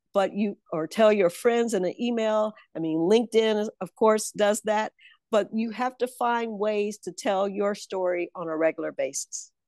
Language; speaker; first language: English; native; English